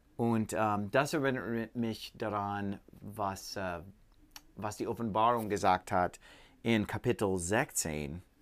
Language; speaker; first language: German; non-native, learner; English